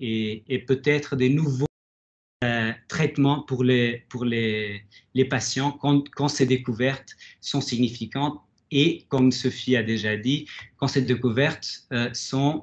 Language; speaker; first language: French; non-native, fluent; Portuguese